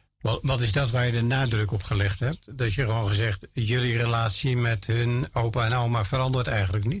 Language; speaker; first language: Dutch; native; Dutch